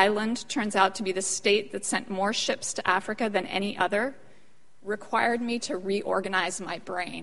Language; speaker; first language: English; native; English